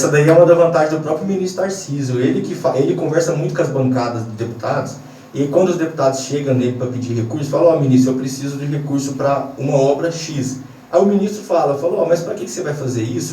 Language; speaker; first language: Portuguese; native; Portuguese